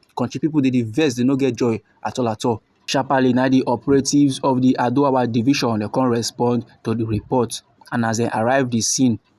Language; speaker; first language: Nigerian Pidgin; native; Nigerian Pidgin